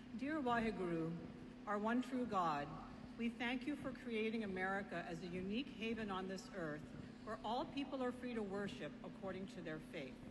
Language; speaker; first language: English; early bilingual, other home language; Punjabi